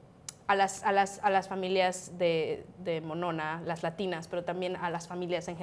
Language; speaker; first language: Spanish; native; Spanish